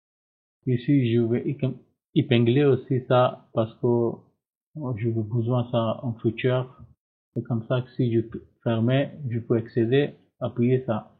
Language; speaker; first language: French; non-native, learner; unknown